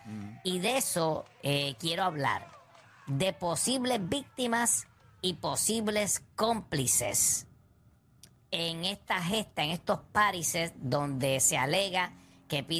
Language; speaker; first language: Spanish; native; Spanish